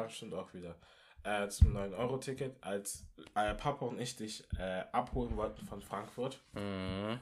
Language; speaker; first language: German; non-native, local second language; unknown